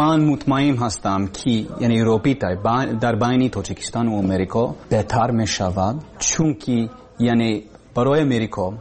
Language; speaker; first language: Persian; non-native, learner; English